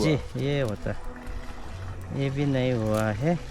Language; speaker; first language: Hindi; non-native, local second language; Nepali